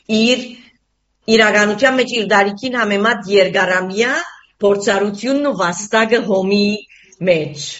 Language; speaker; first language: Armenian; early bilingual, heritage; Armenian